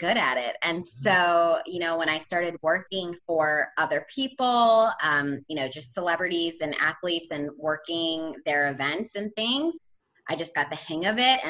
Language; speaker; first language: English; native; English